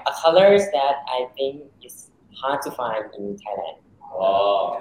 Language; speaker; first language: English; non-native, learner; Thai